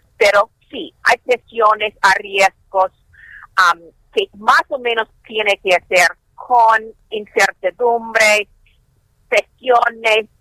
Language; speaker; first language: Spanish; non-native, fluent; English